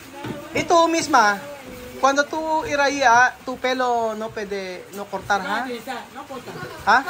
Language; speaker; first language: Spanish; non-native, learner; Filipino